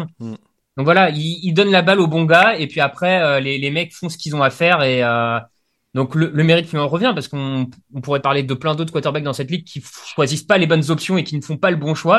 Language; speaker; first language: French; native; French